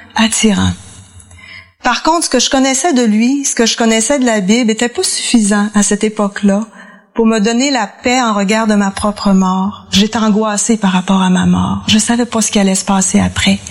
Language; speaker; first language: French; native; French